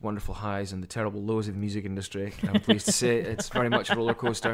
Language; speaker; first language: English; native; English